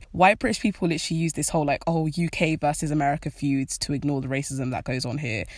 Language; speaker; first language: English; native; English